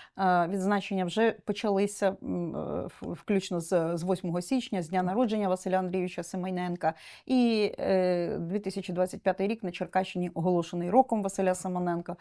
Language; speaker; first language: Ukrainian; native; Ukrainian